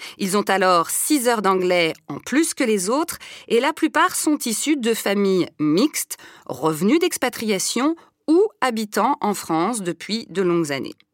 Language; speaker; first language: French; native; French